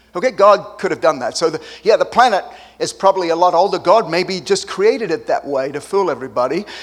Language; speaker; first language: English; early bilingual, other home language; Spanish